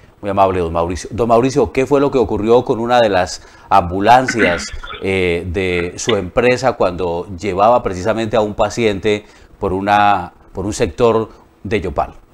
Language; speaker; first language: Spanish; native; Spanish